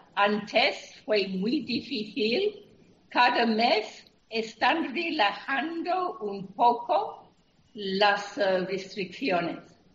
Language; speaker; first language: Spanish; non-native, fluent; English